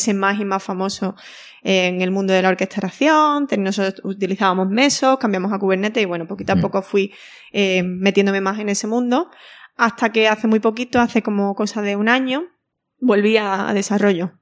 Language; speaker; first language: Spanish; native; Spanish